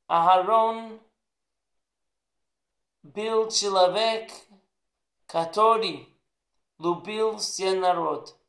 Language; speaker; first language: Russian; non-native, learner; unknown